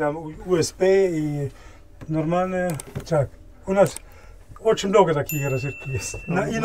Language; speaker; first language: Russian; non-native, learner; German